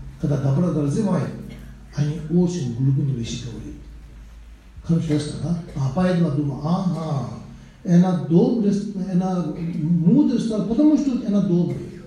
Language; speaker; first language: Russian; non-native, learner; Tibetan